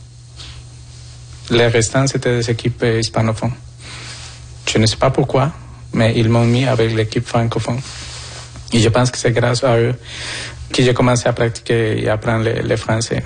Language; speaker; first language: French; non-native, fluent; Spanish